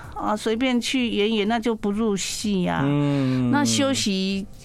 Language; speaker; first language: Chinese; non-native, local second language; Min Nan Chinese